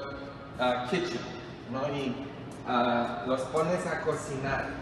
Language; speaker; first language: Spanish; non-native, fluent; English